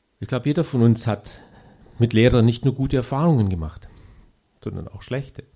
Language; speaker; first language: German; native; German